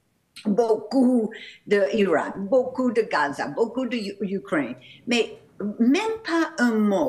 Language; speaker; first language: French; non-native, fluent; English